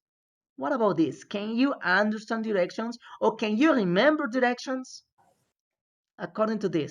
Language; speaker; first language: English; non-native, fluent; Spanish